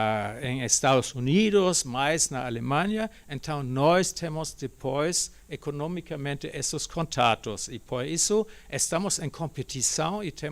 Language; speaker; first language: Portuguese; non-native, fluent; German